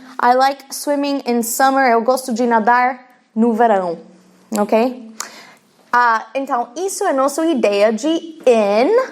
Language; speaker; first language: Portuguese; non-native, fluent; English